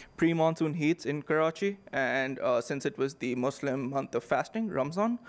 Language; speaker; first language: English; non-native, local second language; Urdu